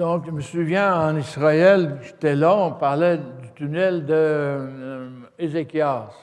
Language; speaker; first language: French; native; French